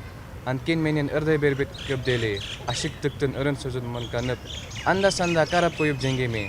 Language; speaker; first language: Kyrgyz; non-native, learner; Hindi